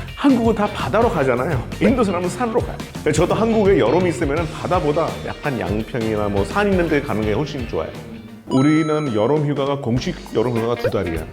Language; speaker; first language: Korean; non-native, fluent; Hindi